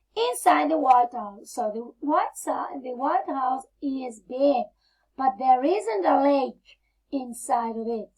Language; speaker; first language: English; non-native, fluent; Italian